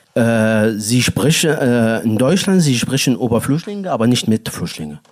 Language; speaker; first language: German; non-native, learner; Arabic